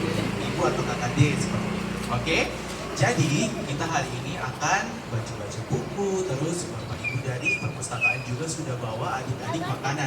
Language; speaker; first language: Malay; native; Malay